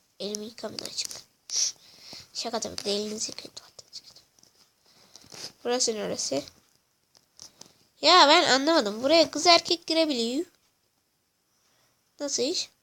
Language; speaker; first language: Turkish; native; Turkish